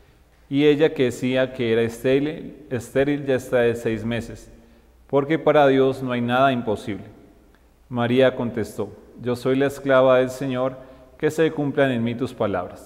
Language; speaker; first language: Spanish; native; Spanish